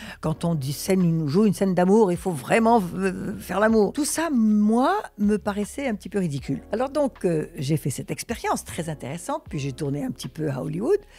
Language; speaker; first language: French; early bilingual, other home language; Russian